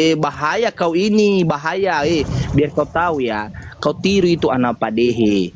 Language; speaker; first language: Indonesian; non-native, local second language; Nias